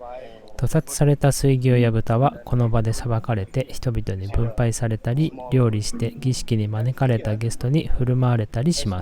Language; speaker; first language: Japanese; native; Japanese